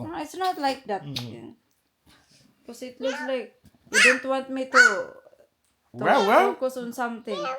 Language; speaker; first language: English; non-native, fluent; Filipino